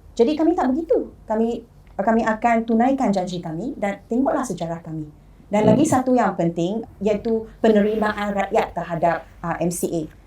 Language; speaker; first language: Malay; non-native, local second language; Chinese